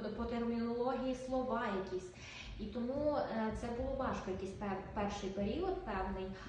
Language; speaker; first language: Ukrainian; non-native, local second language; Russian